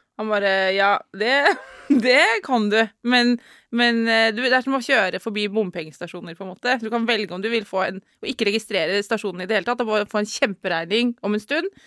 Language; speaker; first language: Norwegian; native; Norwegian